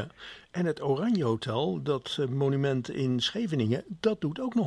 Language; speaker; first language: Dutch; native; Dutch